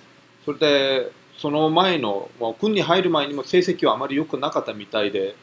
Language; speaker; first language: Japanese; non-native, fluent; Korean